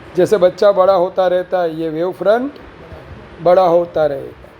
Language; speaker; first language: Hindi; non-native, local second language; Gujarati